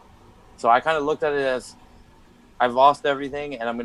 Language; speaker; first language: English; native; English